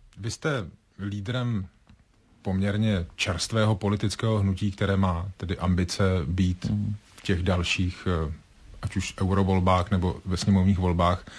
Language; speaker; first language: Czech; native; Czech